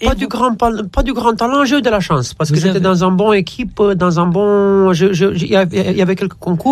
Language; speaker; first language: French; non-native, fluent; Romanian